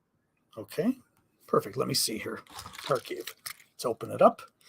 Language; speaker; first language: English; native; English